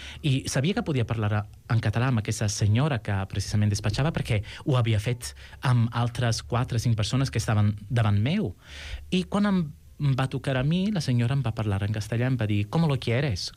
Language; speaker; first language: Catalan; non-native, fluent; Sicilian